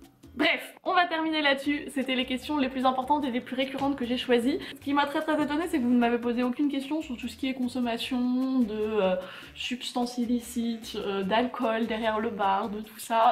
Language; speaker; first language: French; native; French